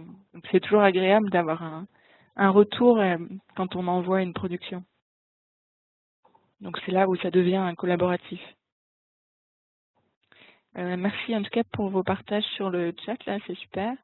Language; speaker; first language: French; native; French